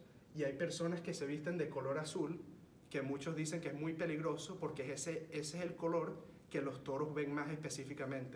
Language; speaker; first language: Spanish; early bilingual, heritage; Spanish